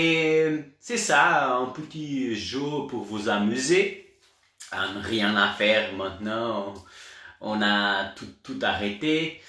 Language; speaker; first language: French; non-native, learner; Portuguese